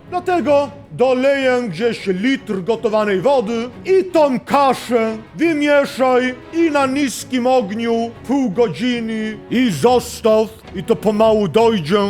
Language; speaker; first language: Polish; non-native, learner; Swedish